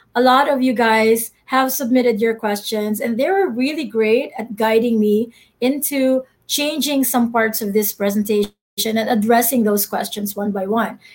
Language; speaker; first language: English; non-native, local second language; Filipino